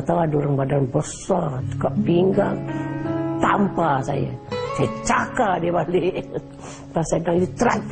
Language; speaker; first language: Malay; native; Malay